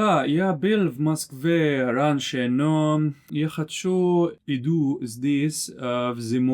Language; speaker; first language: Russian; non-native, learner; English